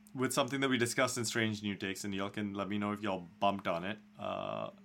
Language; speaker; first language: English; non-native, local second language; Hindi